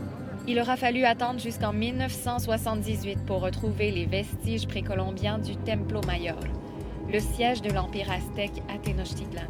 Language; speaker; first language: French; native; French